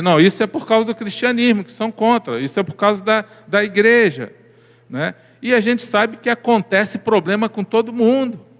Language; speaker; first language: Portuguese; native; Portuguese